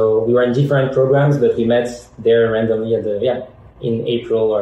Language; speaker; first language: English; non-native, fluent; French